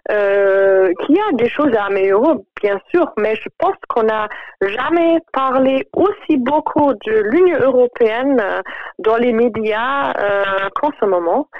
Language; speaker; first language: French; non-native, fluent; German